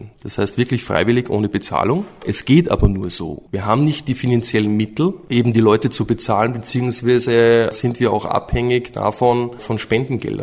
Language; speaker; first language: German; native; German